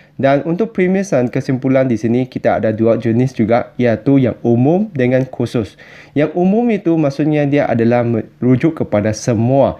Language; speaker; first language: Malay; non-native, local second language; Chinese